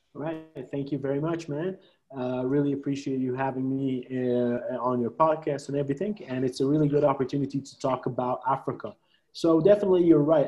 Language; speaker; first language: English; non-native, fluent; Arabic